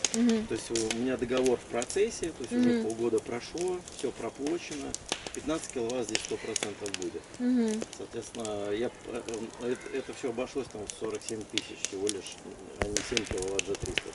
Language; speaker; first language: Russian; native; Russian